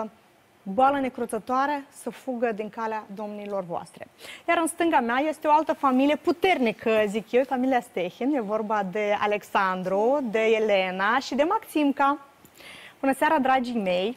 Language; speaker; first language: Romanian; native; Romanian